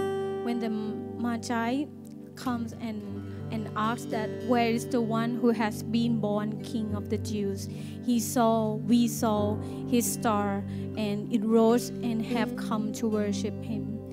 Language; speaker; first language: English; non-native, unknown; Thai